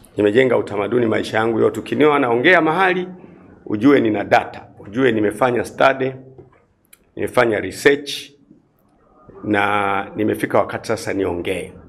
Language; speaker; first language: Swahili; native; Swahili